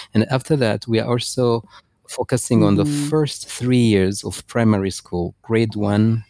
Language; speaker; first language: English; non-native, fluent; Rundi